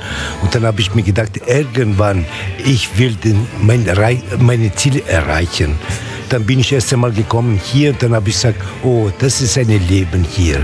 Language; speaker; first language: German; non-native, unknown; Italian